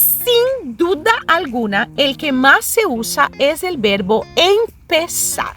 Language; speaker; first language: Spanish; non-native, fluent; Portuguese